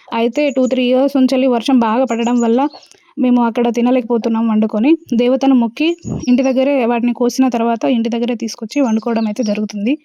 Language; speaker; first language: Telugu; non-native, local second language; Lambadi